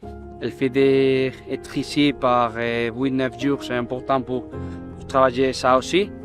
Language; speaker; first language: French; non-native, fluent; Spanish